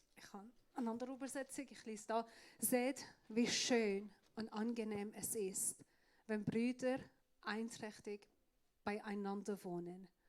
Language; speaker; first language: German; non-native, fluent; Persian